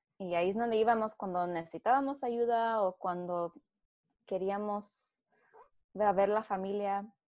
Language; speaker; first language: Spanish; early bilingual, heritage; Spanish